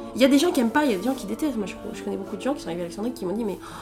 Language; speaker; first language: French; native; French